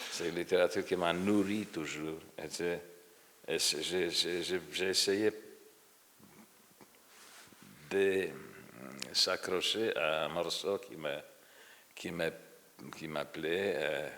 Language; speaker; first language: French; non-native, fluent; Polish